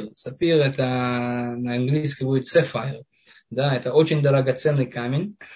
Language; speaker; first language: Russian; non-native, fluent; Hebrew